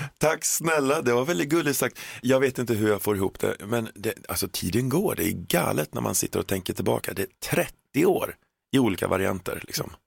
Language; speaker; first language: Swedish; native; Swedish